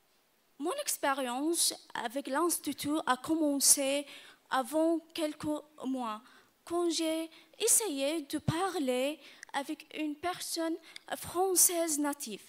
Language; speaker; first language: French; non-native, learner; Arabic